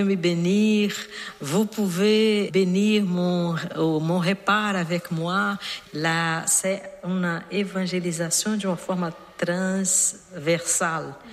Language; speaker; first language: French; non-native, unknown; Portuguese